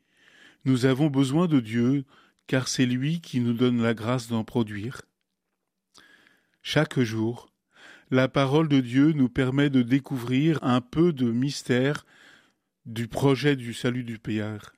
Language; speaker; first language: French; native; French